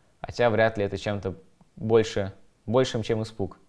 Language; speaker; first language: Russian; native; Russian